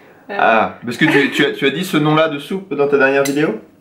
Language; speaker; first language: French; native; French